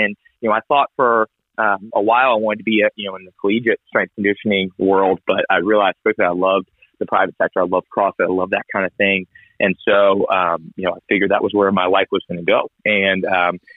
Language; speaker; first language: English; native; English